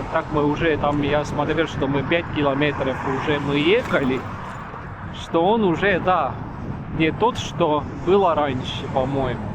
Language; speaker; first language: Russian; non-native, local second language; Estonian